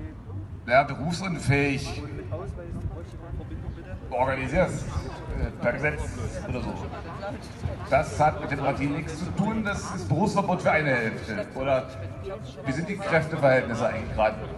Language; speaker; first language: German; native; German